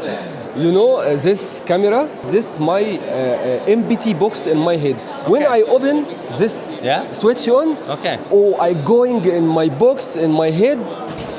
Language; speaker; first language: English; non-native, learner; Arabic